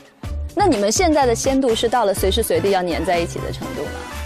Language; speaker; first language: Chinese; native; Chinese